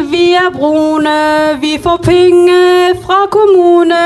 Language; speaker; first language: Danish; early bilingual, other home language; Arabic